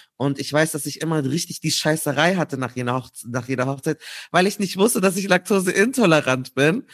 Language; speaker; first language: German; native; German